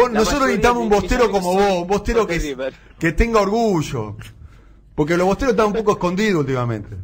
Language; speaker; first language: Spanish; native; Spanish